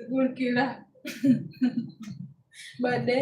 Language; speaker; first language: Arabic; non-native, learner; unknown